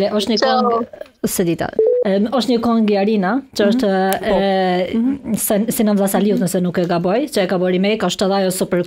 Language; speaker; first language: Albanian; native; Albanian